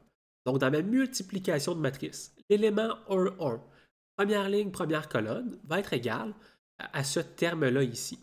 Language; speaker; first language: French; native; French